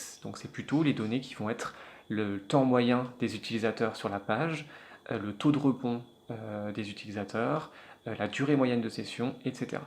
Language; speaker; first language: French; native; French